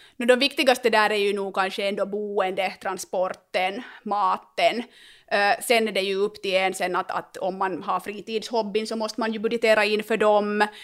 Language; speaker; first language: Swedish; native; Swedish